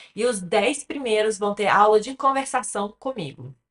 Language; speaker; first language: Portuguese; early bilingual, other home language; English